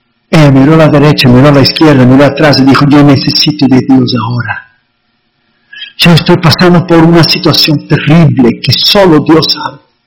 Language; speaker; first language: Spanish; native; Spanish